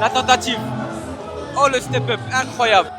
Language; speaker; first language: French; native; French